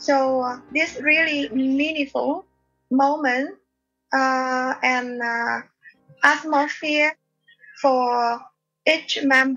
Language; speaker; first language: English; non-native, learner; Vietnamese